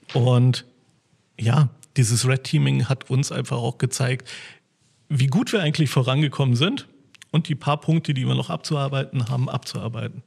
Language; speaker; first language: German; native; German